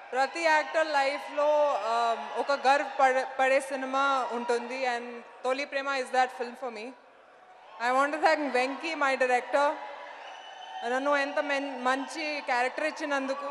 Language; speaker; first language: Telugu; non-native, learner; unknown